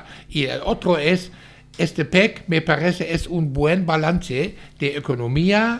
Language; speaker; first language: Spanish; non-native, fluent; German